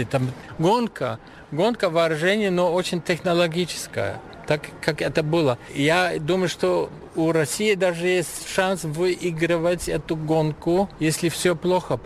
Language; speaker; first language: Russian; non-native, fluent; German